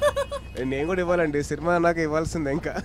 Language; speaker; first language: Telugu; native; Telugu